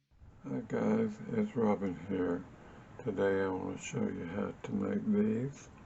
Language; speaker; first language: English; native; English